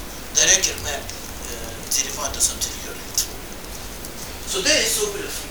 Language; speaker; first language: Swedish; non-native, fluent; Russian